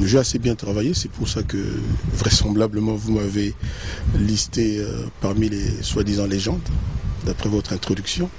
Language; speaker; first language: French; non-native, local second language; Lingala